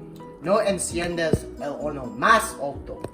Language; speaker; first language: Spanish; non-native, learner; English